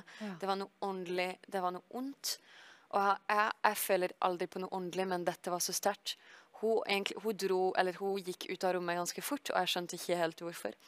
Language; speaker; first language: Norwegian; early bilingual, heritage; French